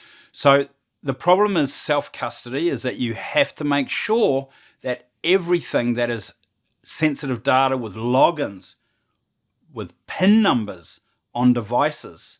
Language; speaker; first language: English; native; English